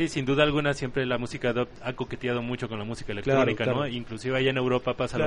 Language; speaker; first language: Spanish; native; Spanish